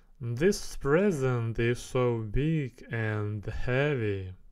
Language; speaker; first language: English; non-native, learner; Russian